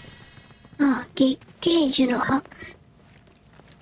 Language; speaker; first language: Japanese; native; Japanese